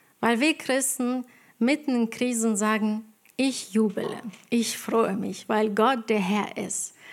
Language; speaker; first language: German; non-native, fluent; Ukrainian